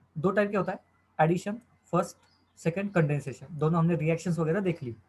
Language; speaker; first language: Hindi; non-native, local second language; Marathi